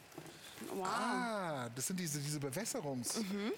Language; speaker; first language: German; native; German